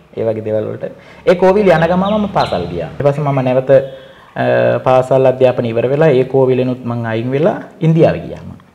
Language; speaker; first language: Sinhala; non-native, local second language; Tamil